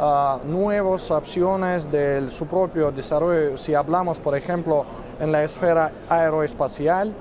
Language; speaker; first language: Spanish; non-native, fluent; Russian